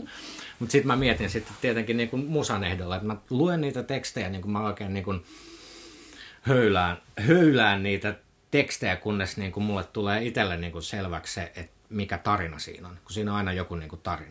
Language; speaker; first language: Finnish; native; Finnish